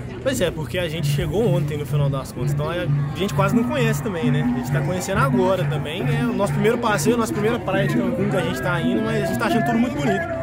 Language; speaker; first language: Portuguese; native; Portuguese